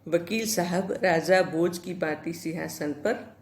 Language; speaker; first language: Hindi; non-native, local second language; Gujarati